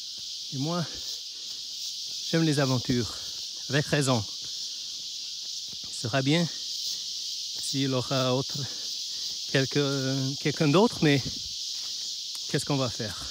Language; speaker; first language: French; non-native, learner; Chinese